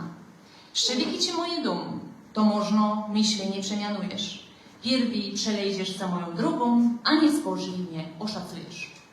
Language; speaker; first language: Polish; native; Polish